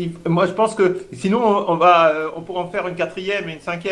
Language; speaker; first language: French; native; French